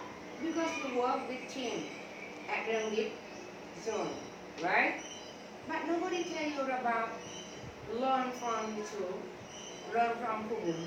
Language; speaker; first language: English; non-native, learner; Thai